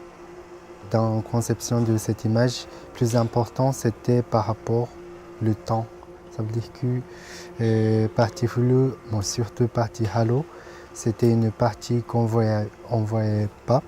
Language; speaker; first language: French; non-native, fluent; Japanese